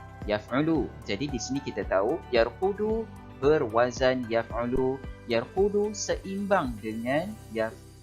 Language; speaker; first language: Malay; native; Malay